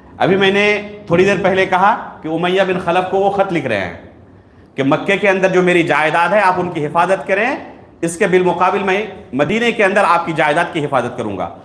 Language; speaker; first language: Urdu; native; Urdu